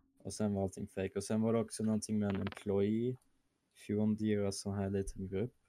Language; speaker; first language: Swedish; early bilingual, other home language; German